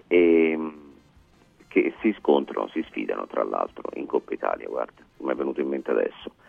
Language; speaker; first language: Italian; native; Italian